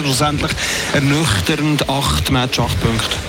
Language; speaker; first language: German; native; German